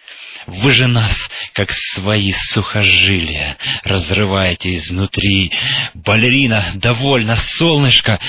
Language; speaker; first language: Russian; native; Russian